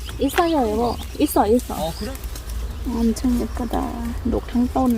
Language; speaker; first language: Korean; non-native, learner; Thai